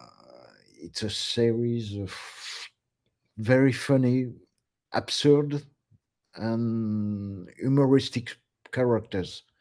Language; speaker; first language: English; non-native, learner; French